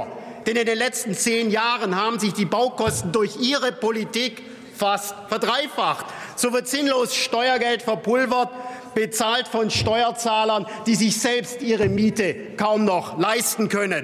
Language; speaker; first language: German; native; German